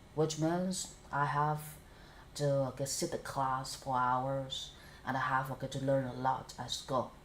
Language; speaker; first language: English; non-native, fluent; Vietnamese